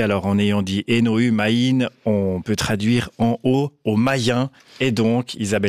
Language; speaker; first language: French; native; French